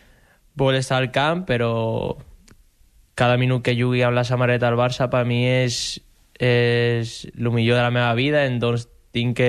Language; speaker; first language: Catalan; non-native, local second language; Spanish